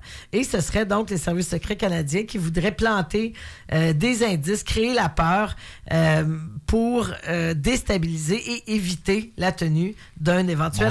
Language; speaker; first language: French; native; French